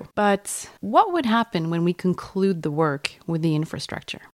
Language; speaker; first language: English; non-native, fluent; Swedish